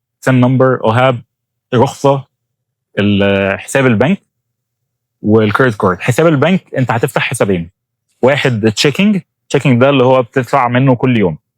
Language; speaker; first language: Egyptian Arabic; native; Egyptian Arabic